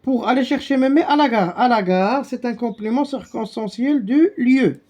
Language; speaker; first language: French; non-native, local second language; Arabic